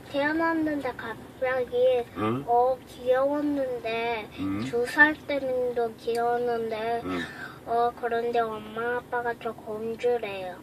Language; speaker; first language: Korean; early bilingual, other home language; English